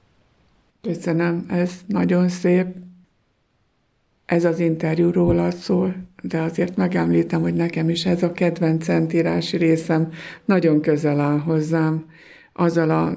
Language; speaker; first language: Hungarian; native; Hungarian